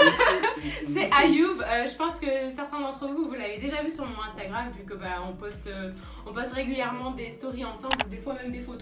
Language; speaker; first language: French; native; French